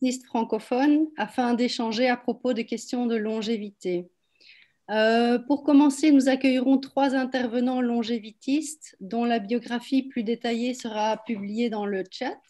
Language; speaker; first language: French; native; French